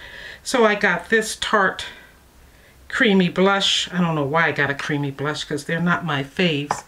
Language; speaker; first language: English; native; English